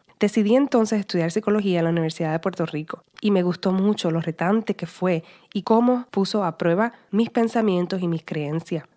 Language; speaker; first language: Spanish; native; Spanish